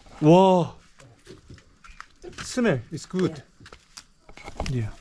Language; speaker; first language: English; non-native, learner; Korean